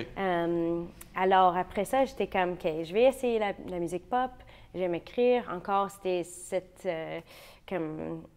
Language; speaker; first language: French; non-native, fluent; English